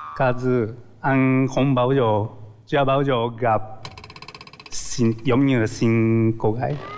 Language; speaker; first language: Vietnamese; non-native, learner; Japanese